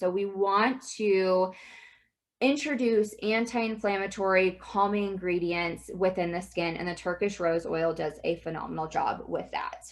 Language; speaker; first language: English; native; English